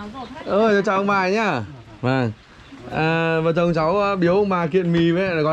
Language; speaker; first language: Vietnamese; native; Vietnamese